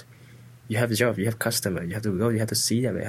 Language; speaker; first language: English; non-native, fluent; Vietnamese